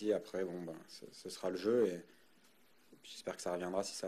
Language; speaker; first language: French; native; French